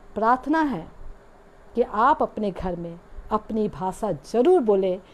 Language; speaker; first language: Hindi; native; Hindi